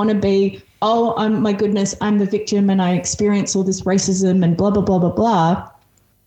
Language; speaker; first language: English; early bilingual, other home language; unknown